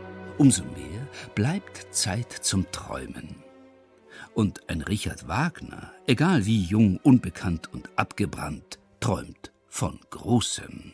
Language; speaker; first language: German; native; German